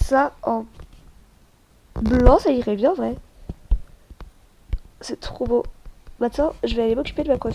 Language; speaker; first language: French; native; French